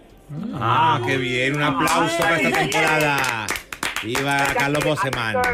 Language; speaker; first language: Spanish; native; Spanish